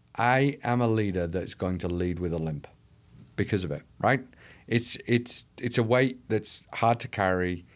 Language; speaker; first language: English; native; English